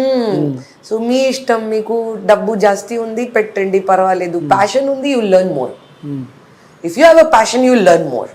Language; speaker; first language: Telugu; non-native, fluent; Hindi